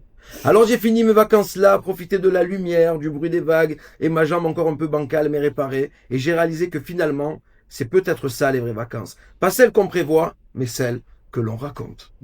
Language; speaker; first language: French; native; French